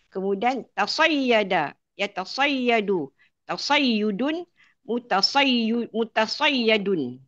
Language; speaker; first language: Arabic; non-native, learner; Malay